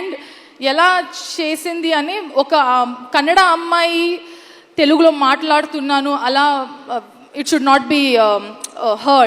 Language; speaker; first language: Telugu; non-native, learner; Kannada